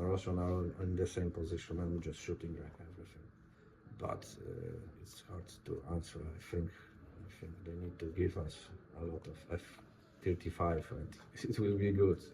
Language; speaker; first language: English; non-native, learner; Polish